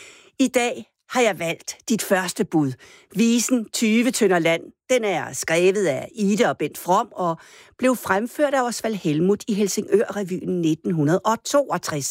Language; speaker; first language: Danish; native; Danish